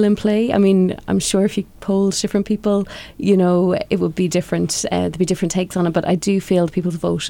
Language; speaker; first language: English; native; English